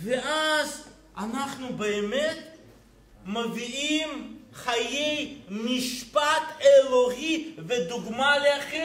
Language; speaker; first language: Hebrew; non-native, fluent; Russian